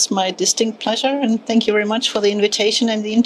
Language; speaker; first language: English; non-native, fluent; German